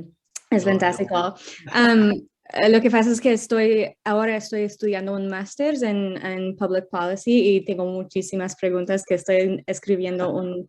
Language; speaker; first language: Spanish; non-native, fluent; English